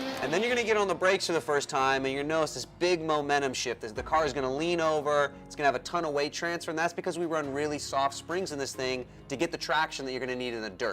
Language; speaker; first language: English; native; English